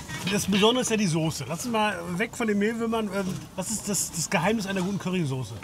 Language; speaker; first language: German; native; German